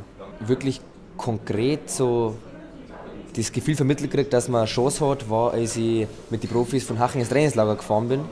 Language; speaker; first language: German; native; German